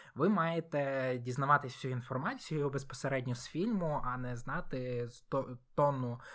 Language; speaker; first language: Ukrainian; native; Ukrainian